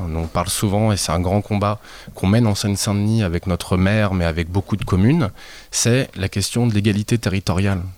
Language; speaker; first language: French; native; French